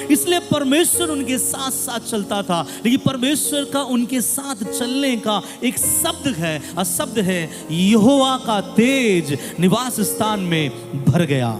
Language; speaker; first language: Hindi; non-native, local second language; Bangla